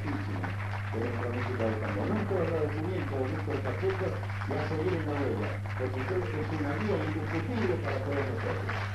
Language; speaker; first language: Spanish; native; Spanish